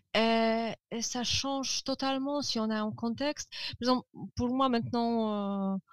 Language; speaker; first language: French; non-native, fluent; Polish